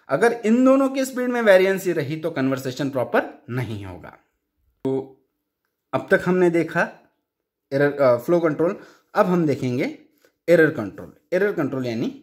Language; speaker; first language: Hindi; non-native, local second language; Marathi